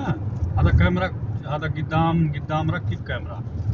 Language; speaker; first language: Arabic; non-native, learner; Hindi